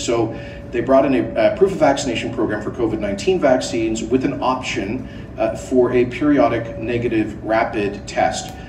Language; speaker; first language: English; native; English